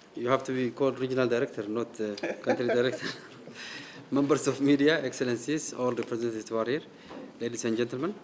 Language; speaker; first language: English; non-native, local second language; Amharic